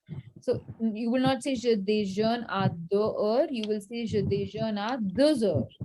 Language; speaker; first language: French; non-native, fluent; Hindi